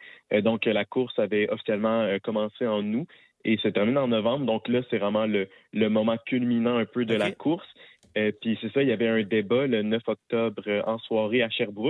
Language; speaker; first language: French; native; French